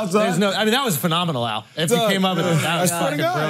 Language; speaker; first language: English; native; English